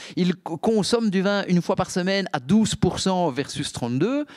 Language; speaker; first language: French; native; French